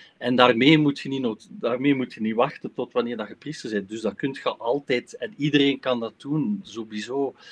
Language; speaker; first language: Dutch; native; Dutch